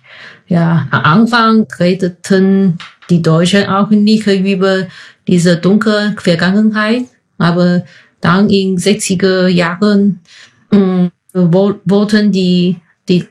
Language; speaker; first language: German; non-native, fluent; Chinese